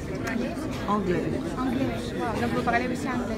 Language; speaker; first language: French; non-native, fluent; Russian